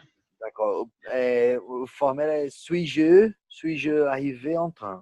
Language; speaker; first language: French; non-native, learner; Portuguese